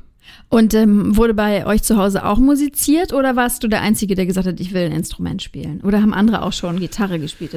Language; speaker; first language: German; native; German